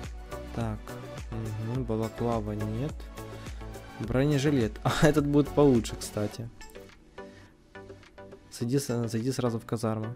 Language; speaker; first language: Russian; native; Russian